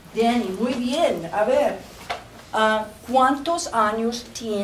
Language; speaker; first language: Spanish; non-native, fluent; Portuguese